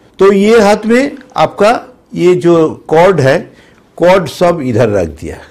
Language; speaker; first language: Hindi; non-native, local second language; Bangla